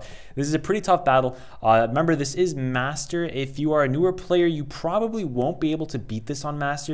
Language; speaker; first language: English; native; English